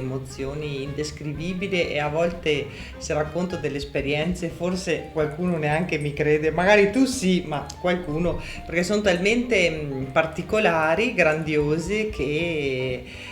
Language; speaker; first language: Italian; native; Italian